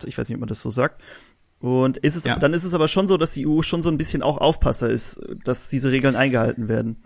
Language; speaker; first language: German; native; German